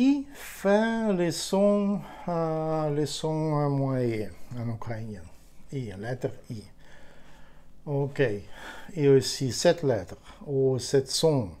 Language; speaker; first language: French; non-native, learner; Ukrainian